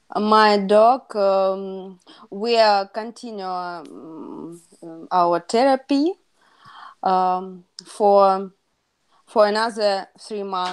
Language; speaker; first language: English; non-native, learner; Russian